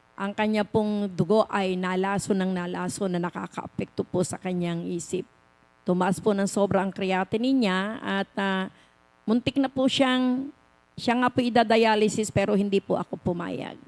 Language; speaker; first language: Filipino; native; Filipino